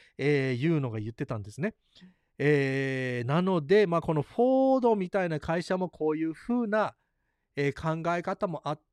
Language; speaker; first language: Japanese; early bilingual, heritage; Japanese